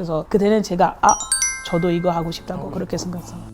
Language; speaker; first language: Korean; non-native, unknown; French